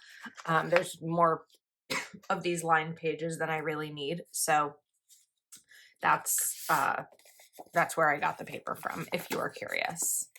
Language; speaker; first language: English; native; English